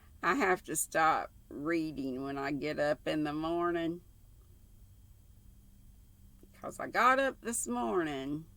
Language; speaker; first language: English; native; English